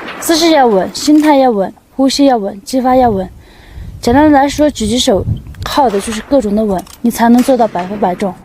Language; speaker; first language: Chinese; non-native, local second language; Tibetan